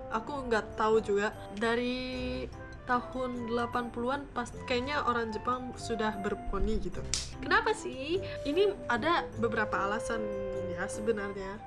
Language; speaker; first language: Indonesian; non-native, fluent; Japanese